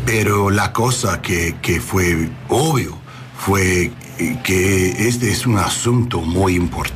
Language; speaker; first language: Spanish; non-native, learner; English